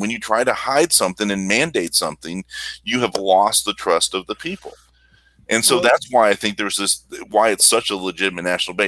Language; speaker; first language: English; native; English